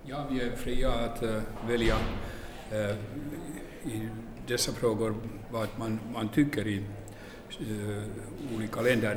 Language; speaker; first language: Swedish; non-native, local second language; Finnish